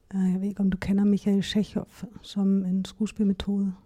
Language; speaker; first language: Danish; non-native, fluent; German